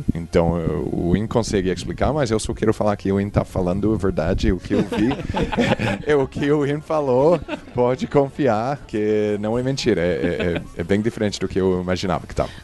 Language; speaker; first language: Portuguese; non-native, fluent; English